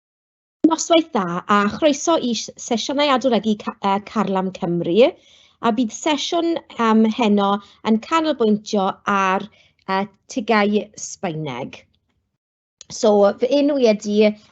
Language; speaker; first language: Welsh; non-native, local second language; English